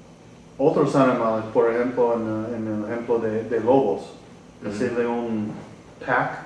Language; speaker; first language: Spanish; non-native, learner; English